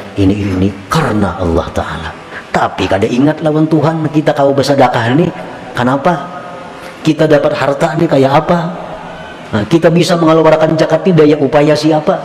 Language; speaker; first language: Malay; non-native, local second language; Banjar